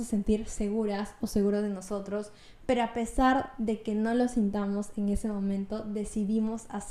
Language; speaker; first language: Spanish; native; Spanish